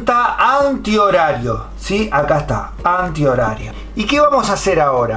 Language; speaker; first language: Spanish; native; Spanish